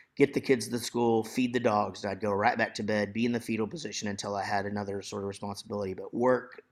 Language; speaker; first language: English; native; English